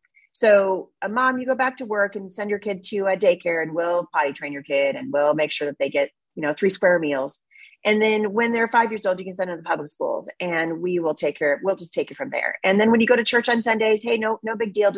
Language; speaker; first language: English; native; English